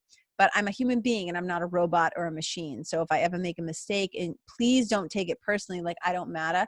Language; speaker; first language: English; native; English